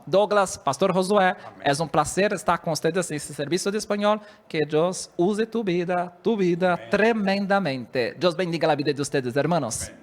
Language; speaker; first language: Spanish; non-native, learner; Portuguese